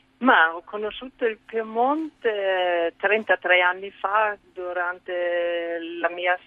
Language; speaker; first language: Italian; non-native, fluent; German